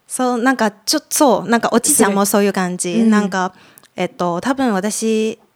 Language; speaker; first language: Japanese; non-native, fluent; Chinese